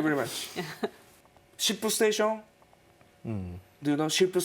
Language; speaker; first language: English; non-native, learner; Japanese